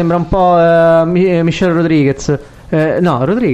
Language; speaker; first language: Italian; native; Italian